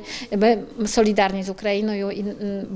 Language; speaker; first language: Ukrainian; non-native, fluent; Polish